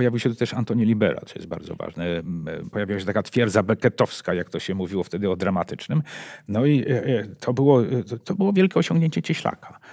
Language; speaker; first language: Polish; native; Polish